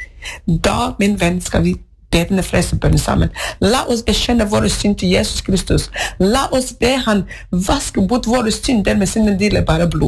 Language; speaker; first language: Norwegian; non-native, fluent; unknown